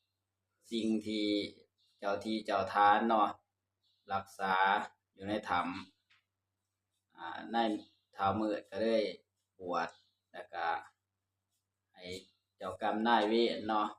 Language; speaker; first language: Thai; non-native, local second language; Lao